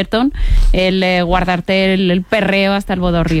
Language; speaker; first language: Spanish; native; Spanish